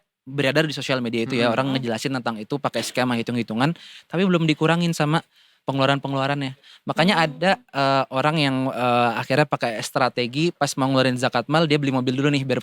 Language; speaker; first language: Indonesian; native; Indonesian